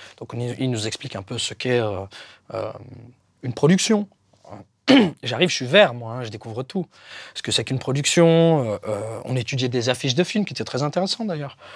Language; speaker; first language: French; native; French